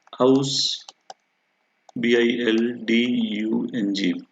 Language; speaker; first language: German; non-native, fluent; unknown